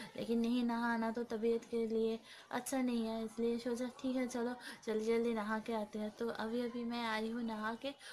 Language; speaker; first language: Hindi; non-native, local second language; Bangla